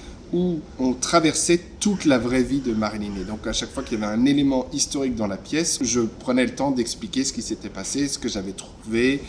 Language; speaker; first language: French; native; French